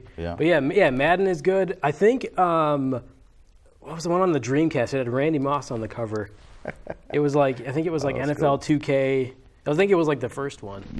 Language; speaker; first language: English; native; English